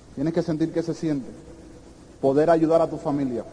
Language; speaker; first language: Spanish; early bilingual, heritage; Spanish